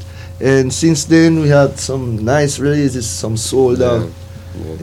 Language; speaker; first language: English; non-native, fluent; Portuguese